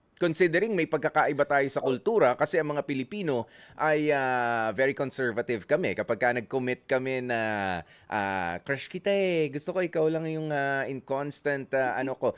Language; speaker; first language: Filipino; native; Filipino